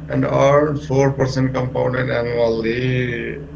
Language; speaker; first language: English; non-native, local second language; Nepali